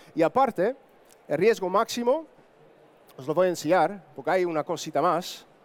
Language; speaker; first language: Spanish; non-native, fluent; Dutch